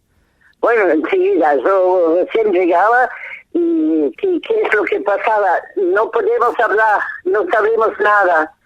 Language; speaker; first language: Spanish; non-native, fluent; German